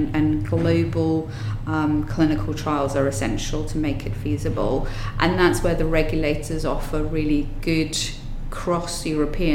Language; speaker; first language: English; native; English